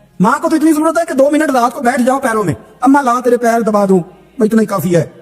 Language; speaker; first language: Urdu; non-native, local second language; Punjabi